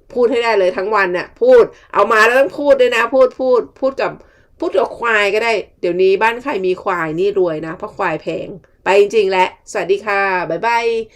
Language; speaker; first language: Thai; native; Thai